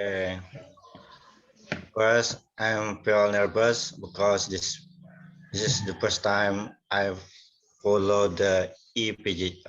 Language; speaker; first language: English; non-native, learner; Banjar